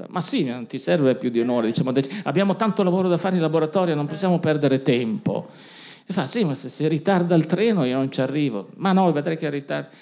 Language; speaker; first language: Italian; native; Italian